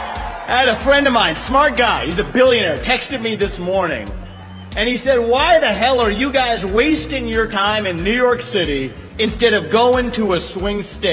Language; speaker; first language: English; early bilingual, other home language; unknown